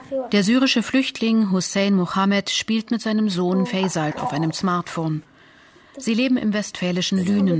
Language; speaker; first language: German; native; German